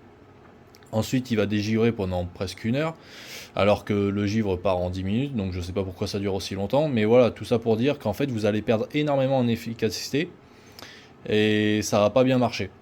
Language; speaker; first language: French; native; French